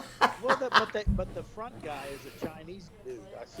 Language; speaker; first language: English; native; English